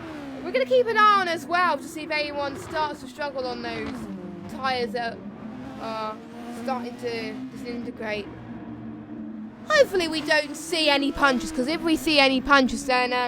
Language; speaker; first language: English; native; English